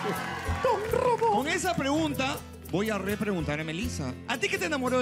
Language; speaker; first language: Spanish; native; Spanish